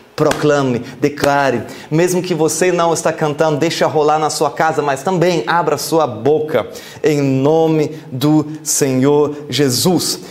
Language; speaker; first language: Portuguese; non-native, fluent; German